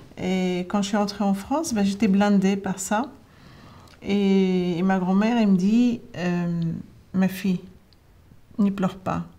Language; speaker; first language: French; non-native, fluent; Arabic